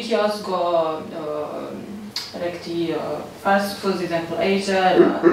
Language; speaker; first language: Danish; non-native, learner; Serbian